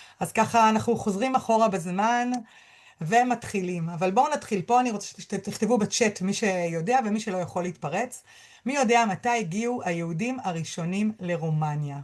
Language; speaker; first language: Hebrew; native; Hebrew